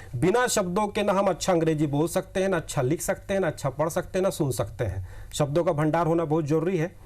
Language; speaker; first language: Hindi; native; Hindi